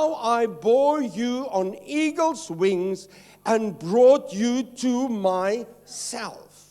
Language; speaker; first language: English; non-native, local second language; Afrikaans